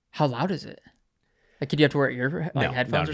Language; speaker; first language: English; native; English